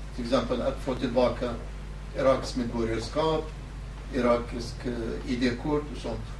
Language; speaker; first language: Swedish; non-native, fluent; Southern Kurdish